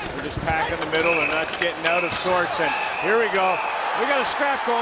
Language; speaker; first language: English; native; English